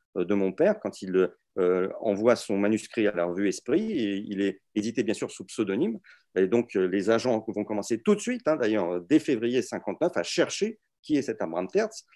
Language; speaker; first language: French; early bilingual, other home language; Russian